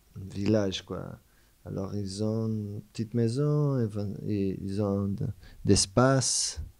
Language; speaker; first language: French; non-native, fluent; Portuguese